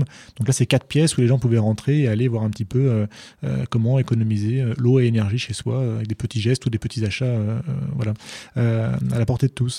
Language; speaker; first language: French; native; French